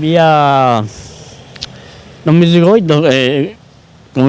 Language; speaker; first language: Italian; non-native, local second language; Sicilian